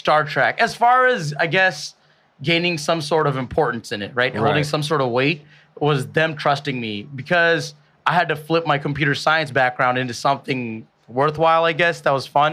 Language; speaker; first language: English; early bilingual, other home language; Bangla